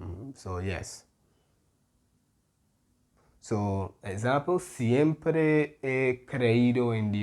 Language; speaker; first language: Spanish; non-native, fluent; English